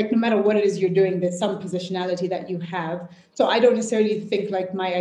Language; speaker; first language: English; non-native, local second language; Shona